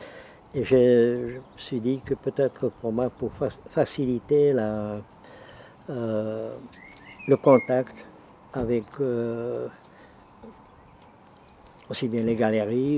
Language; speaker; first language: French; non-native, fluent; Czech